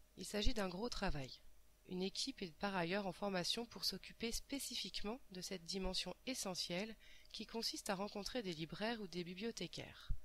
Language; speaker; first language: French; native; French